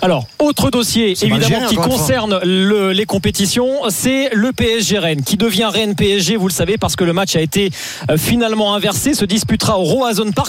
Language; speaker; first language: French; native; French